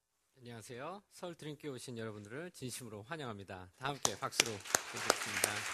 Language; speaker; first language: Korean; native; Korean